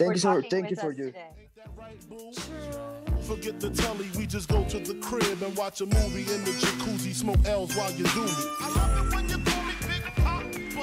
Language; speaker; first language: English; non-native, learner; Spanish